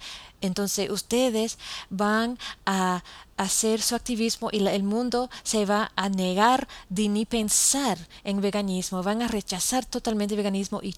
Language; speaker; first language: Spanish; non-native, fluent; English